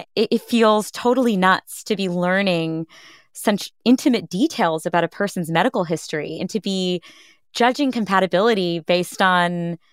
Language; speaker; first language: English; early bilingual, other home language; Hindi